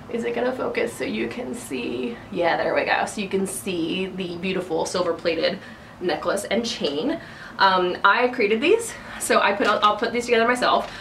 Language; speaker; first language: English; native; English